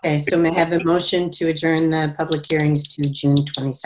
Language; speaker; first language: English; native; English